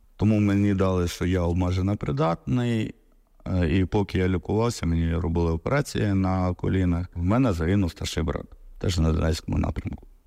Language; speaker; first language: Ukrainian; non-native, local second language; Russian